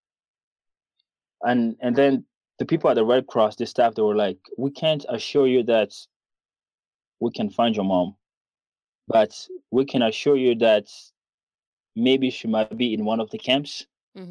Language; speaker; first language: English; non-native, fluent; Kinyarwanda